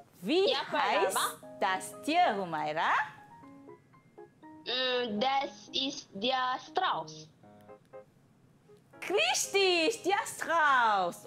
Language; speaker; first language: German; non-native, fluent; Malay